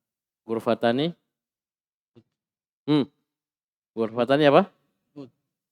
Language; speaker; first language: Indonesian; native; Indonesian